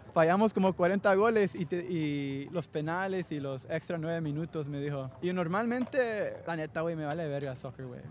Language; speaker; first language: Spanish; early bilingual, heritage; Spanish